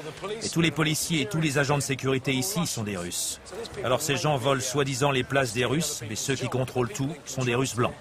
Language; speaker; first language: French; native; French